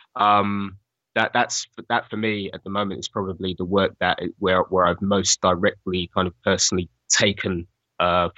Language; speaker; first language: English; native; English